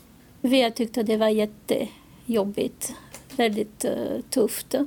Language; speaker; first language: Swedish; non-native, fluent; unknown